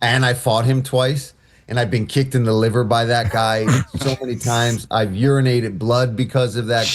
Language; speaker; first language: English; native; English